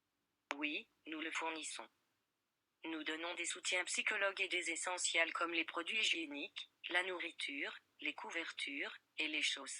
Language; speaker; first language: French; non-native, learner; English